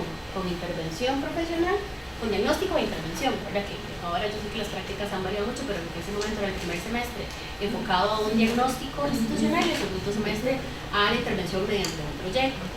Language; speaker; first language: Spanish; native; Spanish